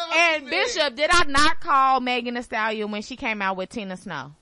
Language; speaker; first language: English; native; English